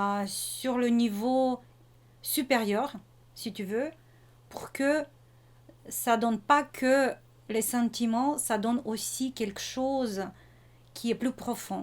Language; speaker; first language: French; non-native, fluent; Russian